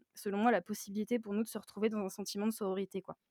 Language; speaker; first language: French; native; French